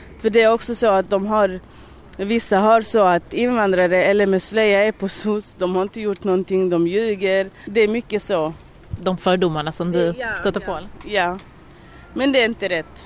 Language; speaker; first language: Swedish; early bilingual, other home language; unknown